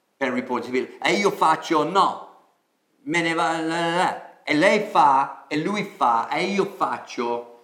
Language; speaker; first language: Italian; non-native, fluent; English